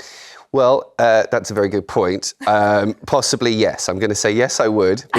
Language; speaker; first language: English; native; English